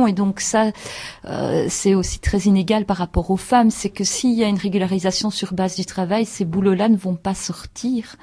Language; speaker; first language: French; native; French